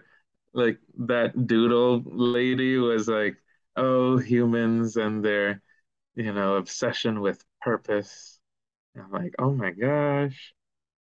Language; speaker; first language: English; early bilingual, other home language; Spanish